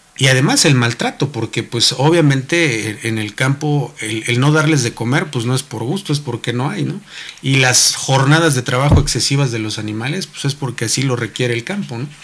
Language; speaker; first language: Spanish; native; Spanish